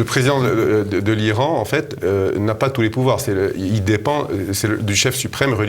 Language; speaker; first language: French; native; French